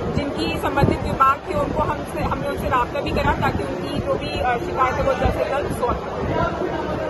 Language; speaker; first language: Hindi; non-native, local second language; Punjabi